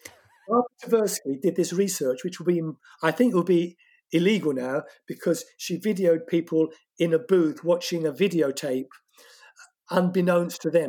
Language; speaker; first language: English; non-native, fluent; French